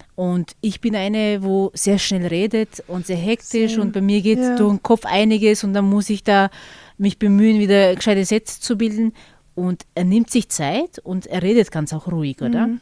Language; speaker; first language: German; early bilingual, other home language; Turkish